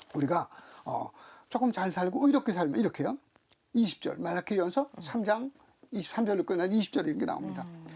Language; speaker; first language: Korean; native; Korean